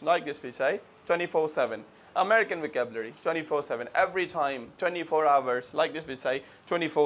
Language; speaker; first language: English; non-native, local second language; Urdu